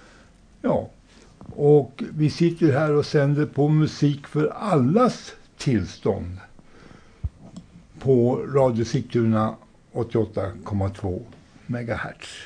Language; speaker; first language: Swedish; native; Swedish